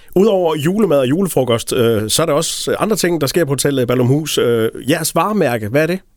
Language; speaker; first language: Danish; native; Danish